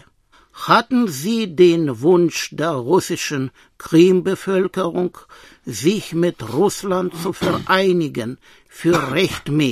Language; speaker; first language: German; non-native, learner; Russian